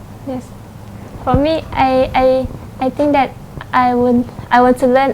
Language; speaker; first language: English; non-native, learner; Thai